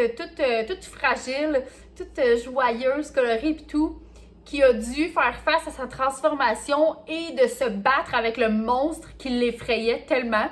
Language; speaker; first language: French; native; French